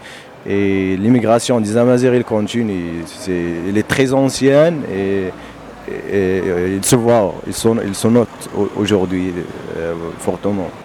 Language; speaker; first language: French; non-native, local second language; Berber languages